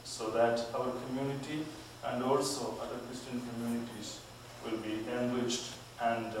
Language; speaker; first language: English; non-native, local second language; Malayalam